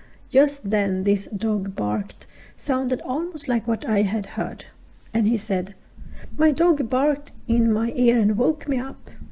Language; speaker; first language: English; non-native, fluent; Swedish